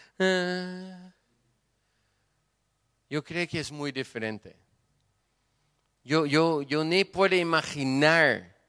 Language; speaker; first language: Spanish; non-native, fluent; Portuguese